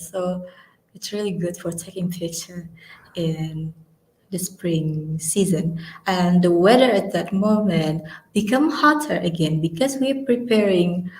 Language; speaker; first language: English; non-native, learner; Indonesian